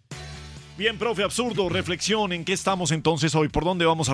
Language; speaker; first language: Spanish; native; Spanish